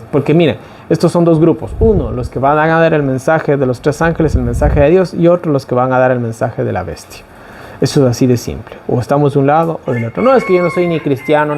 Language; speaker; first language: Spanish; native; Spanish